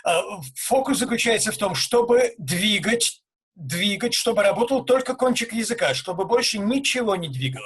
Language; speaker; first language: Russian; native; Russian